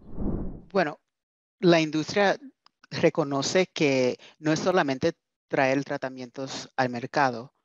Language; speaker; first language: Spanish; early bilingual, heritage; Spanish